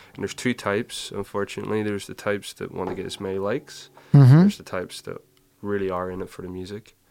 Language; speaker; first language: English; native; English